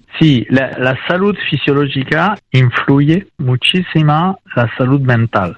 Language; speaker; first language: Spanish; non-native, fluent; French